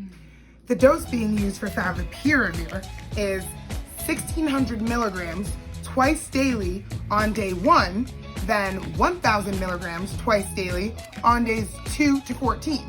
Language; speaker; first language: English; native; English